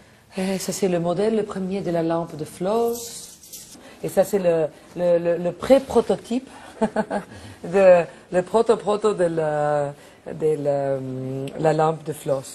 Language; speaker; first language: French; non-native, fluent; Spanish